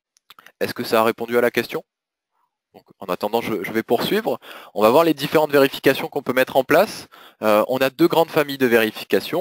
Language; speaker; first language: French; native; French